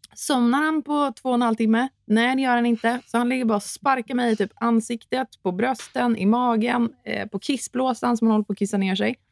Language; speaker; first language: Swedish; native; Swedish